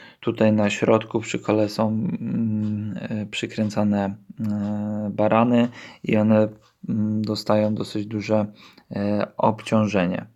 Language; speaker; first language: Polish; native; Polish